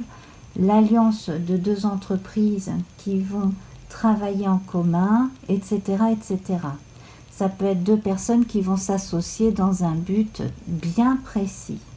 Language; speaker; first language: French; native; French